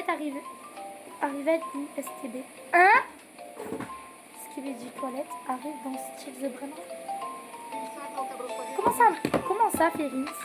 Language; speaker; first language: French; native; French